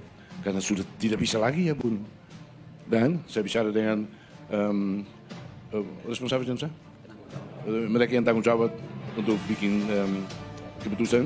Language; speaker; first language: Indonesian; non-native, fluent; Tetum